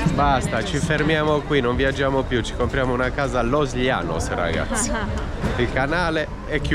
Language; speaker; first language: Italian; native; Italian